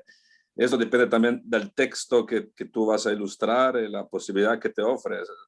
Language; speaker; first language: Spanish; non-native, learner; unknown